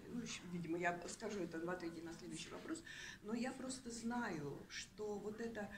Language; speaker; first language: Russian; native; Russian